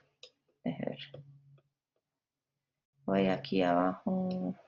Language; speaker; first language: Spanish; non-native, fluent; English